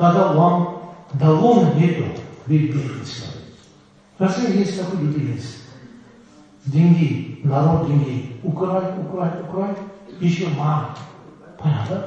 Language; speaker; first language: Russian; non-native, learner; Tibetan